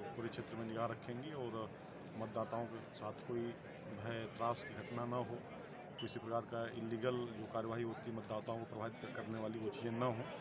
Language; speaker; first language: Hindi; native; Hindi